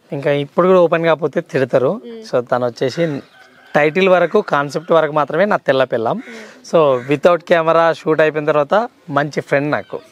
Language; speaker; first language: Telugu; native; Telugu